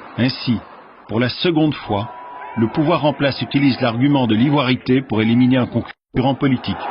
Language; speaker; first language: French; native; French